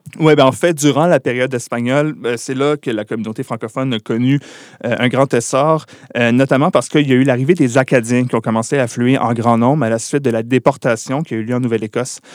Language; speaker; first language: French; native; French